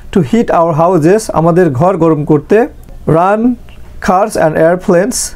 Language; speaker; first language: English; non-native, fluent; Bangla